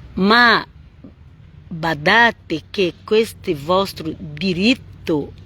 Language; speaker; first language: Italian; non-native, fluent; Portuguese